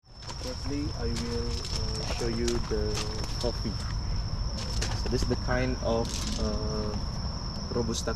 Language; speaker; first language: English; non-native, local second language; Indonesian